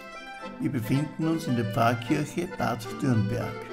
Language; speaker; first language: German; native; German